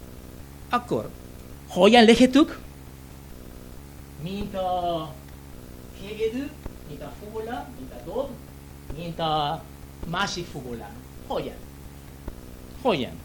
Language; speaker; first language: Hungarian; non-native, learner; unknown